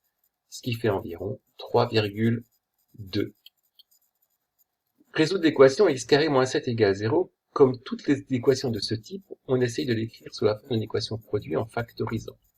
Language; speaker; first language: French; native; French